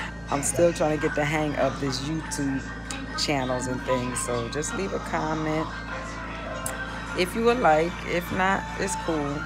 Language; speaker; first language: English; native; English